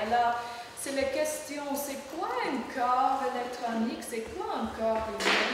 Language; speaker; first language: French; non-native, learner; English